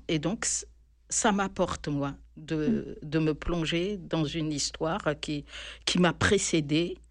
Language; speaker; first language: French; non-native, local second language; Malagasy